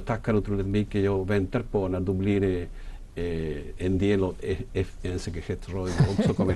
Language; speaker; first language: Swedish; non-native, fluent; Spanish